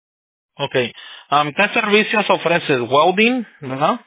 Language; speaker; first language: Spanish; early bilingual, heritage; Spanish